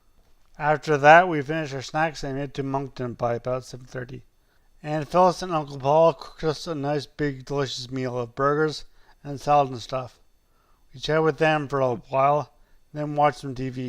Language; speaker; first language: English; native; English